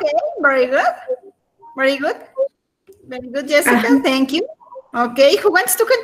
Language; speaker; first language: English; non-native, learner; Spanish